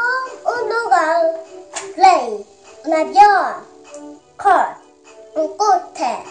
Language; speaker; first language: Spanish; non-native, learner; Korean